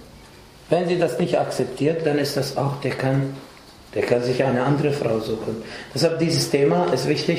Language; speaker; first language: German; non-native, fluent; Arabic